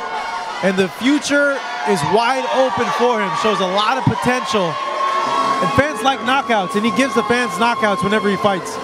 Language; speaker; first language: English; native; English